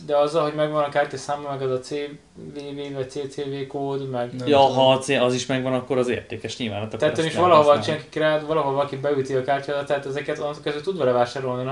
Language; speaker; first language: Hungarian; native; Hungarian